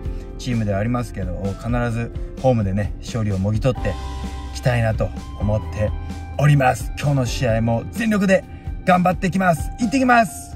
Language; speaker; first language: Japanese; native; Japanese